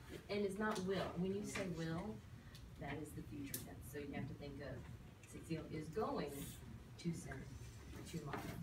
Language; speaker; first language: English; native; English